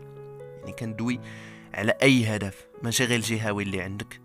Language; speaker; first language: Arabic; native; Arabic